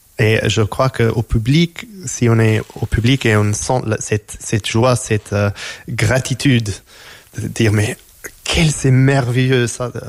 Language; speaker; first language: French; non-native, fluent; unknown